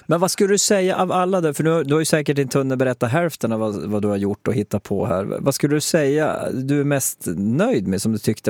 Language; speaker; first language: Swedish; native; Swedish